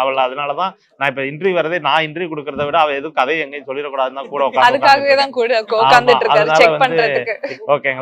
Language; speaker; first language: Tamil; native; Tamil